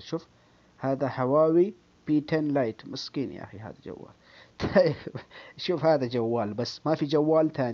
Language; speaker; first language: Arabic; non-native, learner; Urdu